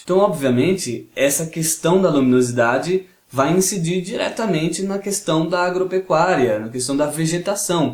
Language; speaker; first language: Portuguese; native; Portuguese